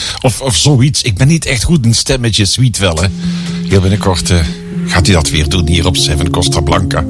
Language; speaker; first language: Dutch; native; Dutch